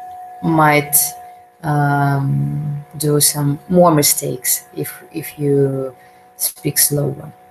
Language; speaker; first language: English; non-native, learner; Russian